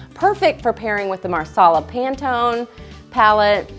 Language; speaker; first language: English; native; English